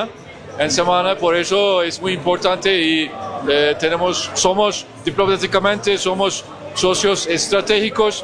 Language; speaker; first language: Spanish; non-native, learner; Turkish